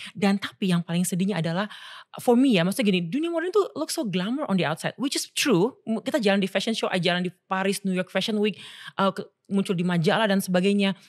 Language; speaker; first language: Indonesian; native; Indonesian